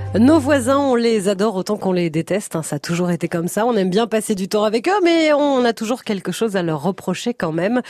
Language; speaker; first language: French; native; French